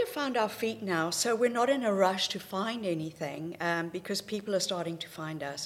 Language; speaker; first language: English; native; English